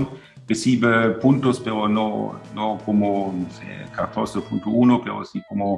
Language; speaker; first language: Spanish; non-native, fluent; German